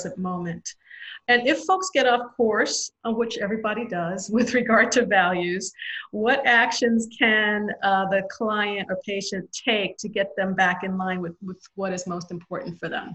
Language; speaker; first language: English; native; English